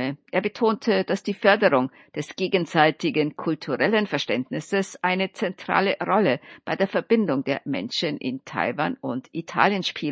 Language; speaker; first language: German; native; German